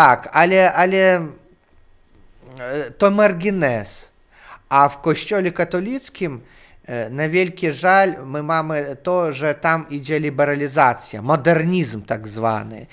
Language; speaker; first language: Polish; non-native, learner; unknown